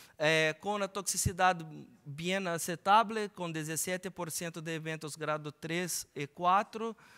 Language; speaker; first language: Portuguese; native; Portuguese